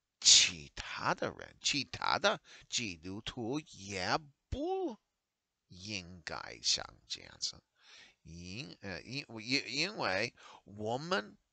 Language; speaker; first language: Chinese; non-native, learner; English